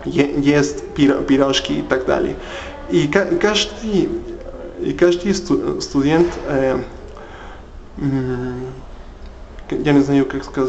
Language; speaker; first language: Russian; non-native, learner; Spanish